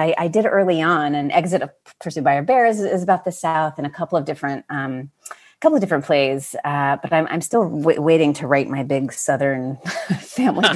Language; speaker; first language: English; native; English